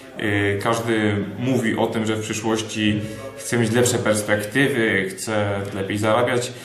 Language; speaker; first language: Polish; native; Polish